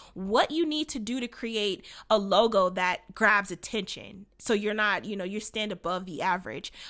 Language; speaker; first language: English; native; English